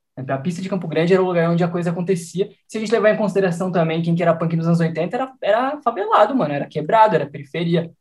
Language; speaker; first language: Portuguese; native; Portuguese